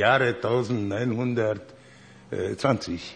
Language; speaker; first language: German; non-native, learner; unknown